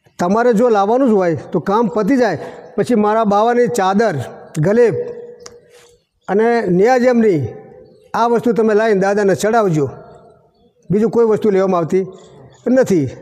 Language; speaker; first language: Gujarati; native; Gujarati